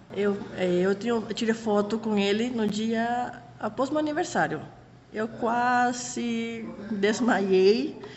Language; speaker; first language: Portuguese; non-native, fluent; Spanish